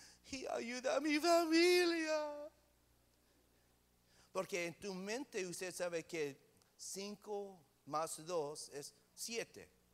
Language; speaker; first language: Spanish; non-native, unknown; English